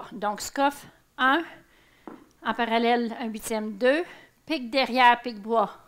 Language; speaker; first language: French; native; French